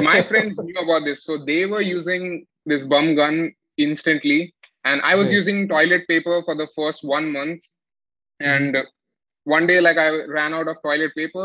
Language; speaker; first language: English; non-native, local second language; Malayalam